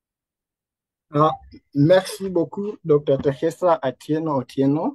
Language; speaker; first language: French; non-native, fluent; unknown